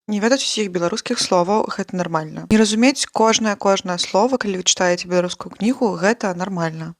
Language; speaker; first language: Belarusian; non-native, local second language; Russian